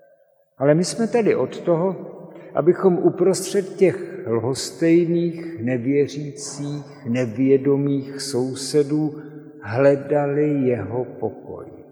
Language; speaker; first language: Czech; native; Czech